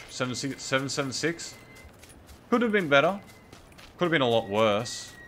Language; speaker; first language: English; native; English